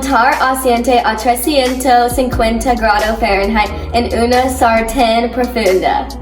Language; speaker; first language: Spanish; non-native, learner; English